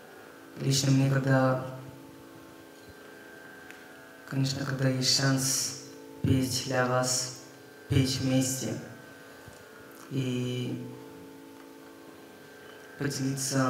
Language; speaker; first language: Russian; non-native, learner; Hindi